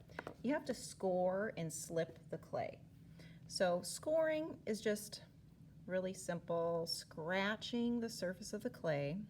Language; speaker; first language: English; native; English